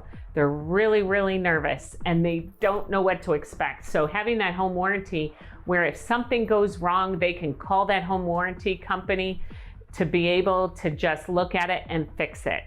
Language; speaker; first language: English; native; English